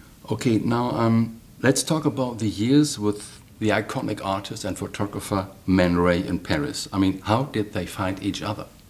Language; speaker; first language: English; non-native, fluent; German